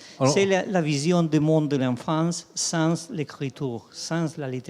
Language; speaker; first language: French; non-native, fluent; Spanish